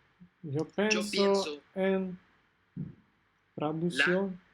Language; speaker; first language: Spanish; non-native, learner; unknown